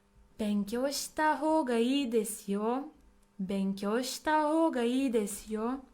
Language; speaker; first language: Japanese; non-native, fluent; English